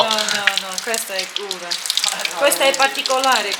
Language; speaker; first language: Italian; non-native, learner; Georgian